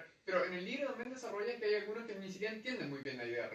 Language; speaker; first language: Spanish; native; Spanish